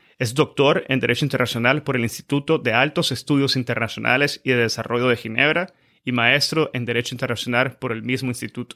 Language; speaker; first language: Spanish; native; Spanish